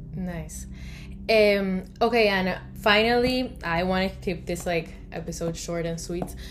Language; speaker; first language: English; non-native, fluent; Spanish